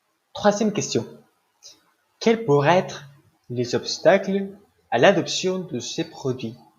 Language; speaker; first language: French; non-native, learner; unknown